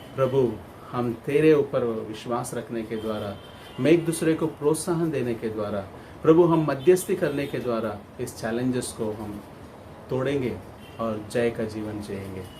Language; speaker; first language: Hindi; non-native, local second language; Kannada